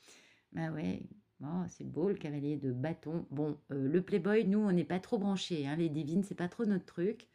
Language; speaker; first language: French; native; French